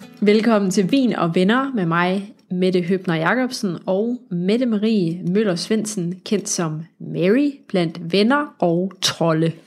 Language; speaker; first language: Danish; native; Danish